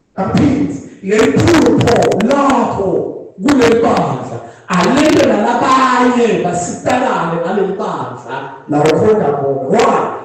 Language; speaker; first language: Zulu; non-native, local second language; Swati